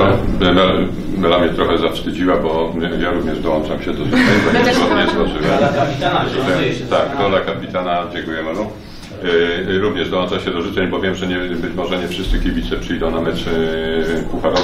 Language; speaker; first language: Polish; native; Polish